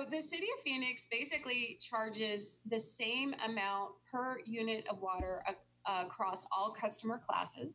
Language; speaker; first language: English; native; English